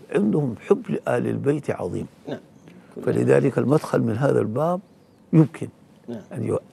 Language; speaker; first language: Arabic; native; Arabic